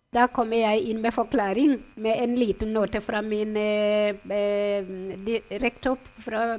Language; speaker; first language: Norwegian; non-native, fluent; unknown